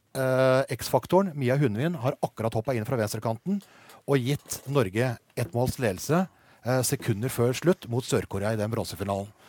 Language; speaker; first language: Norwegian; native; Norwegian